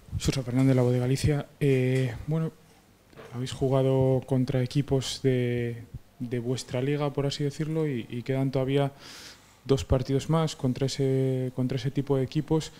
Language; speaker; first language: Spanish; native; Spanish